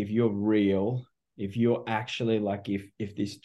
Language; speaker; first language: English; native; English